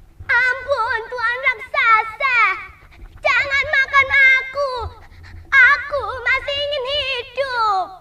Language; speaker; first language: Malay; non-native, local second language; Javanese